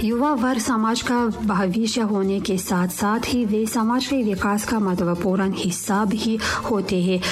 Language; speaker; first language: Hindi; non-native, fluent; Tajik